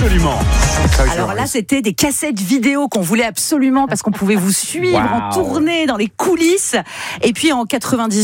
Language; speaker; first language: French; native; French